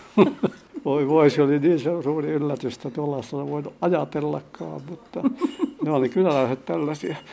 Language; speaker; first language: Finnish; native; Finnish